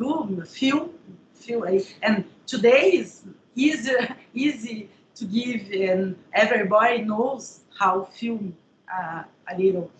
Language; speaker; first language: English; non-native, learner; Portuguese